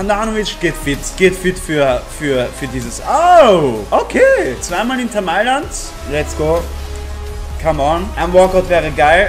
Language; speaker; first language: German; native; German